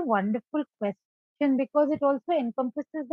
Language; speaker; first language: English; non-native, local second language; Bangla